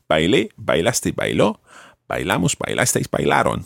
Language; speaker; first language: Spanish; non-native, fluent; English